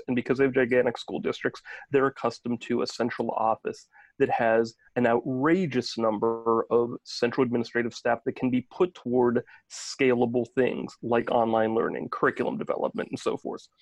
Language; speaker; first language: English; native; English